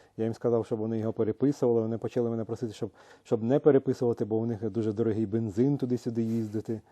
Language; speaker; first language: Ukrainian; native; Ukrainian